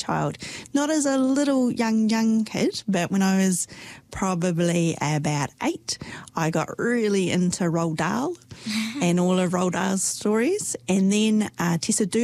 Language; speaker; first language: English; native; English